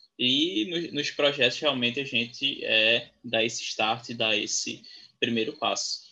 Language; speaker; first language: Portuguese; native; Portuguese